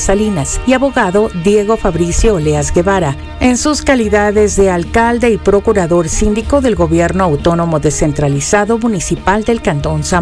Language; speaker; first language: Spanish; native; Spanish